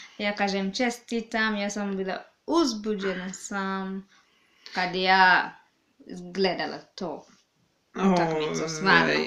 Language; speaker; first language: Serbian; non-native, learner; Swahili